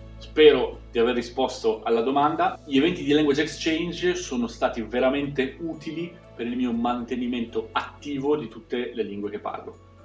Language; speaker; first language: Italian; native; Italian